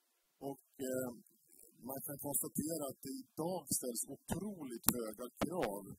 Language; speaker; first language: Swedish; native; Swedish